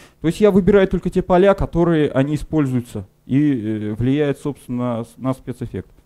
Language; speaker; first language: Russian; native; Russian